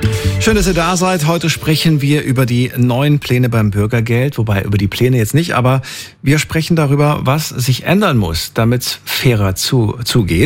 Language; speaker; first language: German; native; German